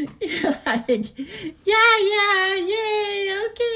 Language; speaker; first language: English; native; English